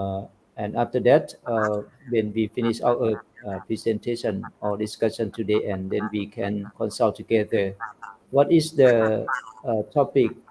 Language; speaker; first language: English; non-native, fluent; Thai